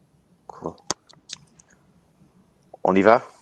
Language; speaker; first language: French; non-native, learner; English